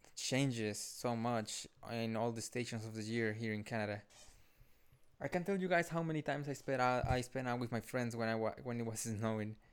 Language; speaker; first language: English; non-native, fluent; Spanish